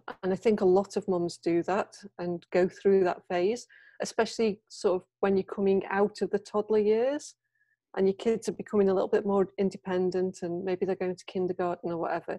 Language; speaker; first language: English; native; English